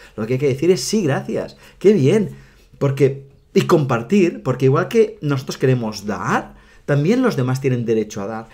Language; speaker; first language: Spanish; non-native, local second language; Catalan